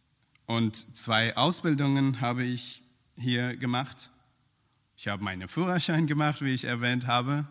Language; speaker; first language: German; non-native, fluent; Persian